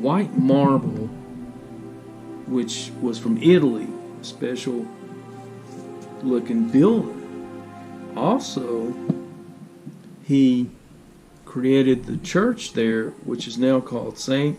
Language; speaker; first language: English; native; English